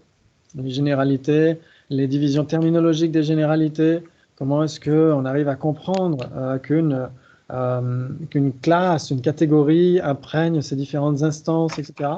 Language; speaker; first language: French; native; French